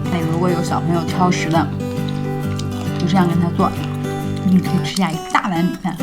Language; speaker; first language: Chinese; native; Chinese